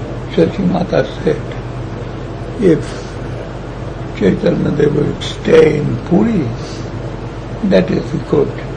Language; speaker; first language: English; non-native, local second language; Bangla